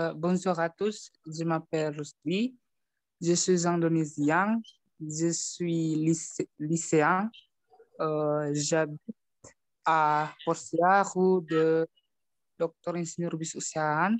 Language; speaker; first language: French; non-native, learner; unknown